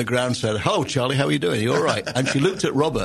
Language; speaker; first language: English; native; English